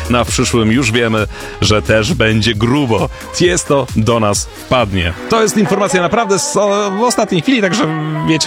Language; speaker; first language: Polish; native; Polish